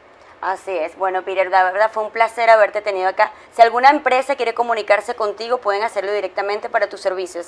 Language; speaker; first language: Spanish; native; Spanish